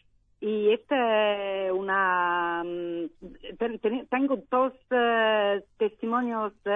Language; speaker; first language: Spanish; non-native, learner; Italian